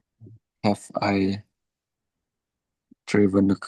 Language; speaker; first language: English; non-native, learner; Indonesian